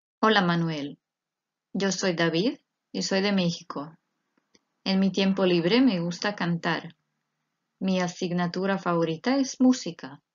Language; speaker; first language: Spanish; non-native, fluent; Croatian